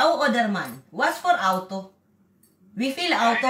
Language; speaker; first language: German; non-native, learner; Waray